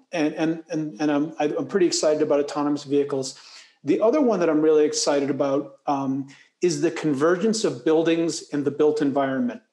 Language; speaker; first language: English; native; English